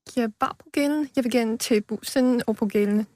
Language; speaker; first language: Danish; non-native, learner; Chinese